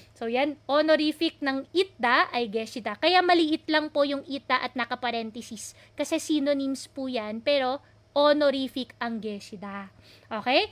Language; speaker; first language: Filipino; native; Filipino